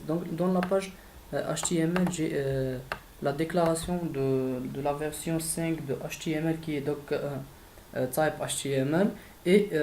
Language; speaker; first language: French; non-native, fluent; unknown